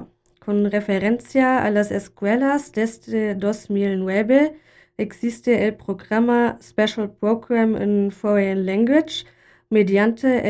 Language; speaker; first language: Spanish; non-native, learner; German